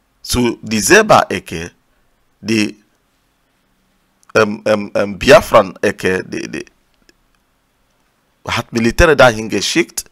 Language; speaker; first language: German; non-native, learner; Igbo